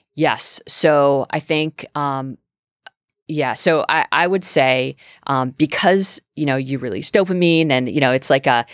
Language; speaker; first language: English; native; English